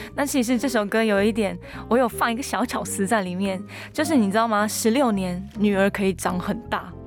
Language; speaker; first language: Chinese; non-native, local second language; Hakka Chinese